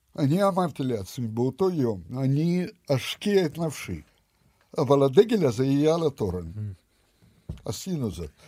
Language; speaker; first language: Hebrew; non-native, fluent; Russian